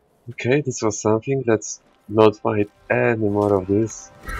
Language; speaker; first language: English; non-native, fluent; Polish